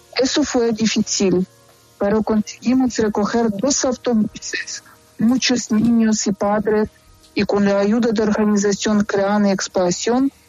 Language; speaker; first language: Spanish; non-native, fluent; Ukrainian